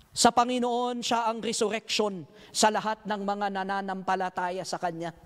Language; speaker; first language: Filipino; native; Filipino